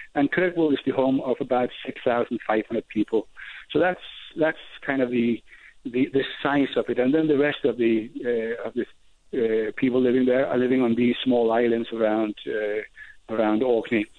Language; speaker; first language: English; non-native, fluent; Danish